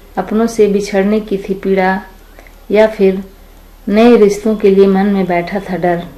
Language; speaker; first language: Hindi; native; Hindi